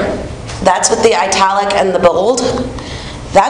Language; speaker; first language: English; native; English